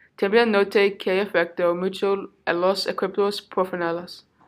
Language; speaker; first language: Spanish; non-native, learner; English